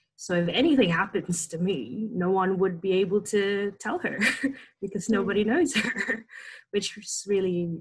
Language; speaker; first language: English; non-native, fluent; Indonesian